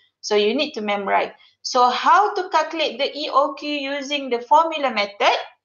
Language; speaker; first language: English; non-native, local second language; Malay